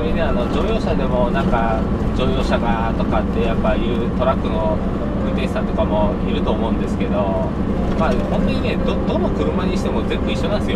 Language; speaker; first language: Japanese; native; Japanese